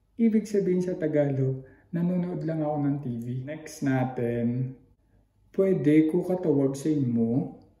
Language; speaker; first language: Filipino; non-native, local second language; Hiligaynon